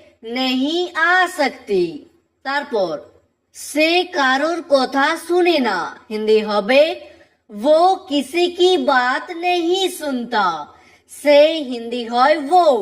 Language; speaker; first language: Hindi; non-native, fluent; Bangla